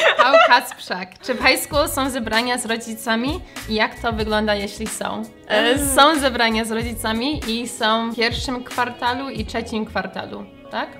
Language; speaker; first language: Polish; early bilingual, heritage; Polish